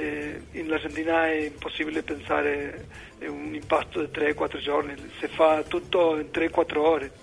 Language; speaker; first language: Italian; non-native, learner; Spanish